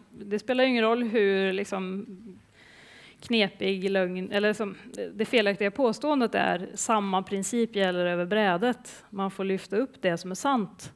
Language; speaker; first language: Swedish; native; Swedish